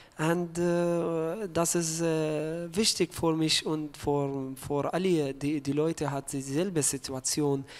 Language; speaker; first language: German; non-native, learner; Arabic